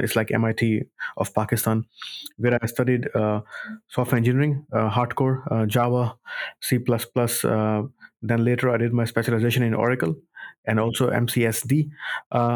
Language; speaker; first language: English; non-native, local second language; Urdu